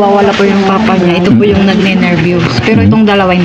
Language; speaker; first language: Filipino; native; Filipino